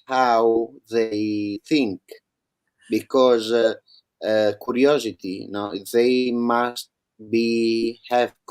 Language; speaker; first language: English; non-native, learner; Italian